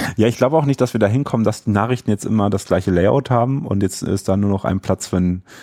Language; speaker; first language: German; native; German